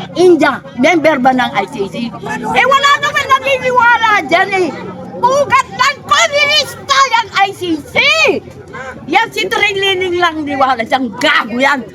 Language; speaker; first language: Filipino; non-native, local second language; Iloko